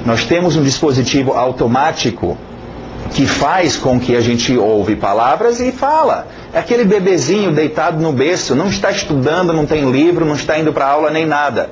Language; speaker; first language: Portuguese; non-native, fluent; English